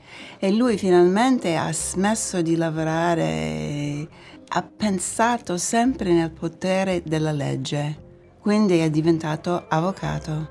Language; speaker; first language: Italian; non-native, fluent; English